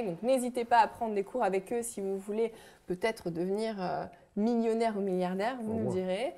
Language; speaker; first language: French; native; French